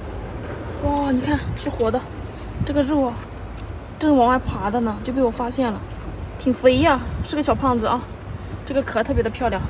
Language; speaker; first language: Chinese; native; Chinese